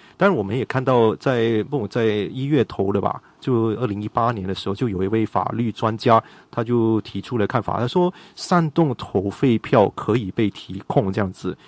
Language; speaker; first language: Chinese; native; Chinese